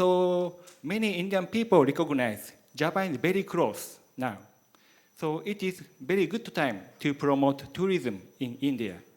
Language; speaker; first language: English; non-native, learner; Japanese